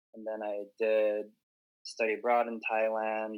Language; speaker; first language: English; native; English